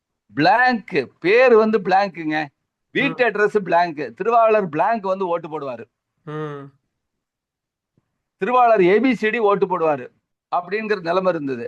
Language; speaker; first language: Tamil; native; Tamil